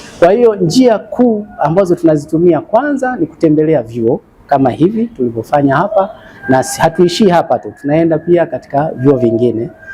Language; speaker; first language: Swahili; native; Swahili